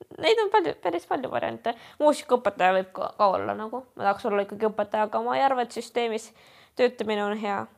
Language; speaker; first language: Estonian; non-native, local second language; Russian